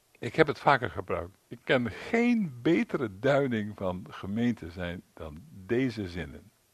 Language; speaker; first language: Dutch; native; Dutch